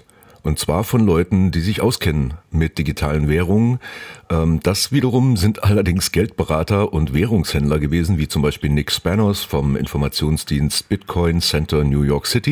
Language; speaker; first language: German; native; German